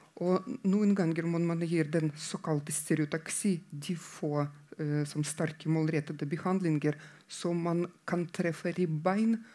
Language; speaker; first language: Norwegian; non-native, fluent; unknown